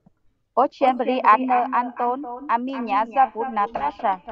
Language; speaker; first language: Russian; non-native, learner; Vietnamese